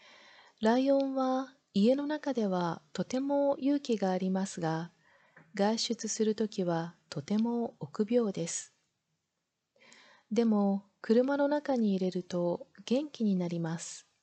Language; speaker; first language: Japanese; non-native, learner; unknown